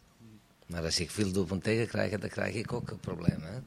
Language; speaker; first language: Dutch; non-native, fluent; Serbian